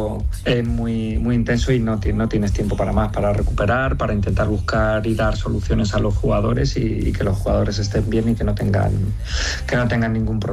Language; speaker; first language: Spanish; native; Spanish